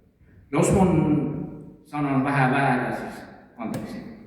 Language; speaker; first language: Finnish; non-native, local second language; Estonian